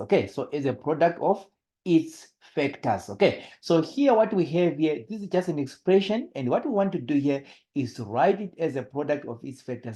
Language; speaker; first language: English; non-native, local second language; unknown